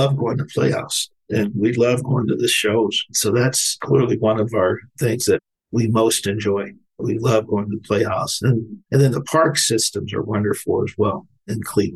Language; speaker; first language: English; native; English